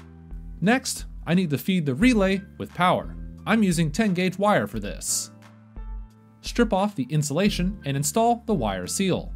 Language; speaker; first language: English; native; English